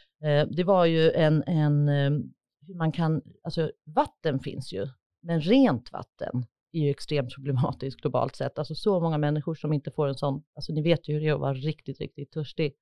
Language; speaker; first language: Swedish; native; Swedish